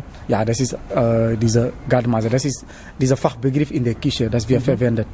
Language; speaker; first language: German; non-native, learner; Wolof